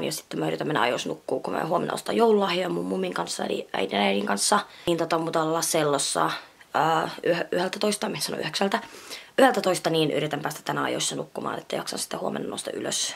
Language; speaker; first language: Finnish; native; Finnish